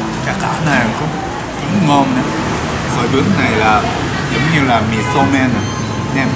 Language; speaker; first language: Vietnamese; non-native, learner; Japanese